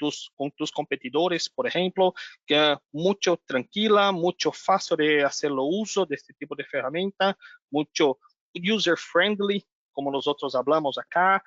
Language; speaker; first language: Spanish; non-native, learner; Portuguese